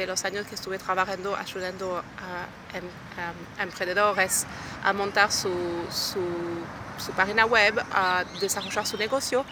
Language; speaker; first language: Spanish; non-native, fluent; French